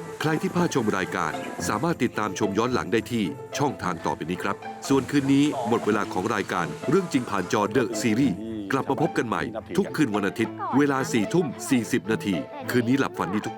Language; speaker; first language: Thai; native; Thai